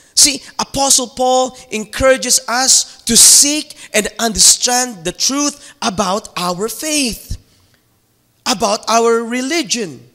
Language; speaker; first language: English; non-native, local second language; Filipino